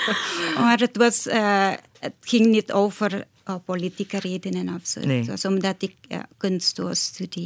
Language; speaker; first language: Dutch; non-native, fluent; Indonesian